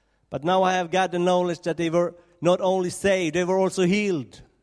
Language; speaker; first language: English; non-native, fluent; Swedish